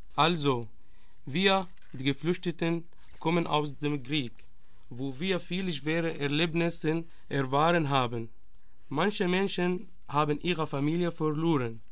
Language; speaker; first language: German; non-native, learner; Arabic